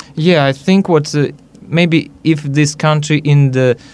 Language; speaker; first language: English; non-native, learner; Hungarian